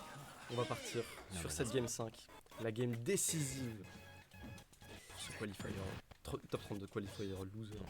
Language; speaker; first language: French; native; French